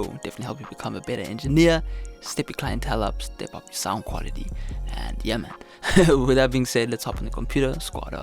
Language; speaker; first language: English; native; English